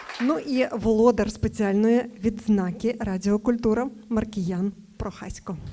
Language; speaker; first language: Ukrainian; native; Ukrainian